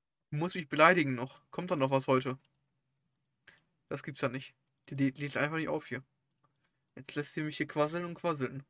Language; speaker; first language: German; native; German